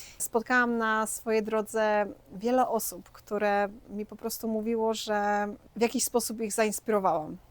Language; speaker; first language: Polish; native; Polish